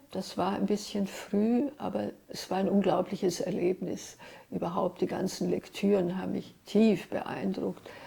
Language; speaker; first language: German; early bilingual, other home language; Hungarian